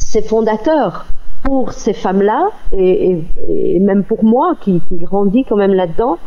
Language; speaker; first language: French; native; French